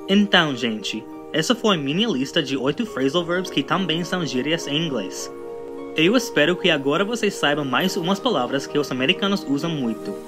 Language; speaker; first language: Portuguese; non-native, fluent; English